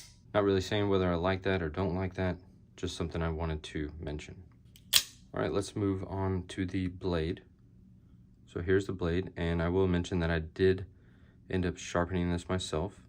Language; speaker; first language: English; native; English